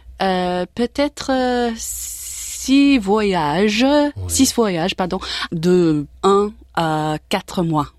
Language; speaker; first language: French; non-native, learner; English